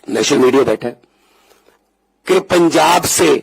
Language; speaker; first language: Hindi; non-native, local second language; Punjabi